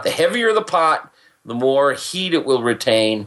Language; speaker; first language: English; native; English